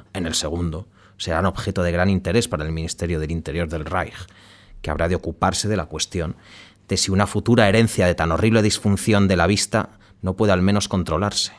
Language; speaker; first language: Spanish; native; Spanish